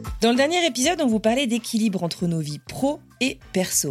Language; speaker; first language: French; native; French